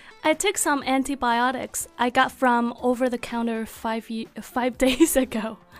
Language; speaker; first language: English; non-native, fluent; Chinese